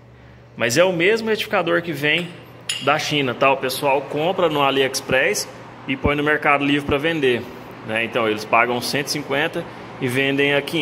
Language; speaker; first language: Portuguese; native; Portuguese